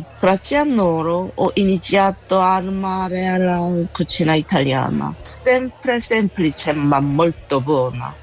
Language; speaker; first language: Italian; non-native, learner; Korean